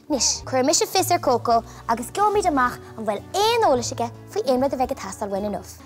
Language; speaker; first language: Irish; native; Irish